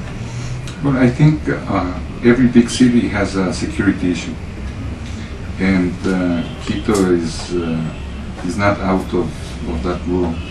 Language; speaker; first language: English; non-native, learner; Spanish